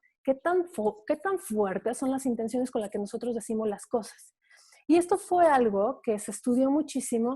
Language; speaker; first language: Spanish; native; Spanish